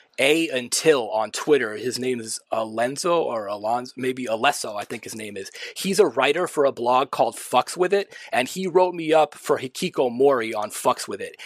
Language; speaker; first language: English; native; English